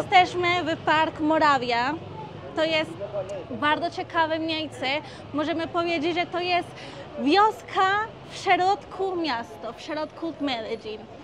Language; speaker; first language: Polish; non-native, learner; Spanish